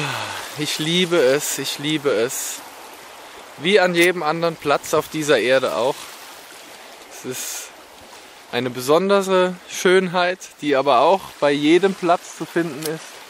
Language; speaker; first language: German; native; German